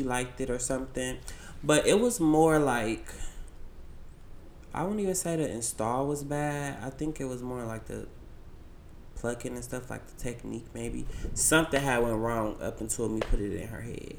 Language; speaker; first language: English; native; English